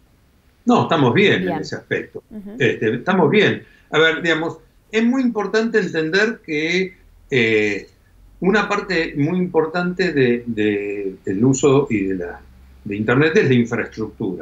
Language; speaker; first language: Spanish; native; Spanish